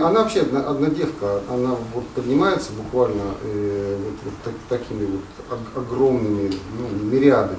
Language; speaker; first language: Russian; native; Russian